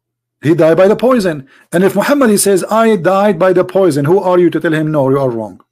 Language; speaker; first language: English; non-native, fluent; Arabic